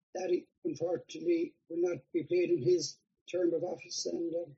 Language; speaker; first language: English; native; English